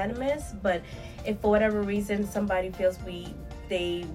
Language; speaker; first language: English; native; English